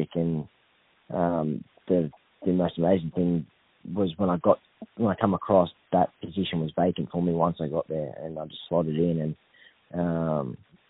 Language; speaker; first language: English; native; English